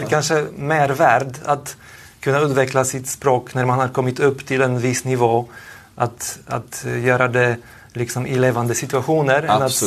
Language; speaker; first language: Swedish; non-native, fluent; Polish